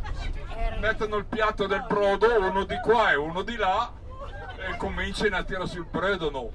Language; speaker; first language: Italian; native; Italian